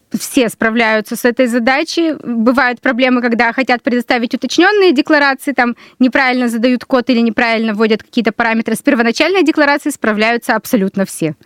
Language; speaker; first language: Russian; native; Russian